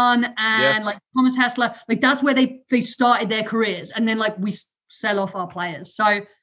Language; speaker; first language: English; non-native, local second language; German